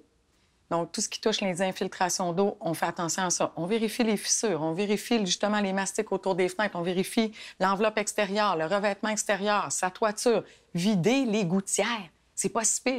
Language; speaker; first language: French; native; French